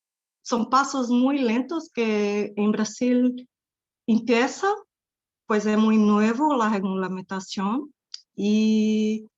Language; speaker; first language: Spanish; non-native, fluent; Portuguese